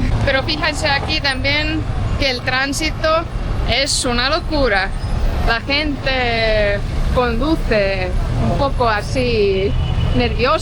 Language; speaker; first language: Spanish; non-native, fluent; Estonian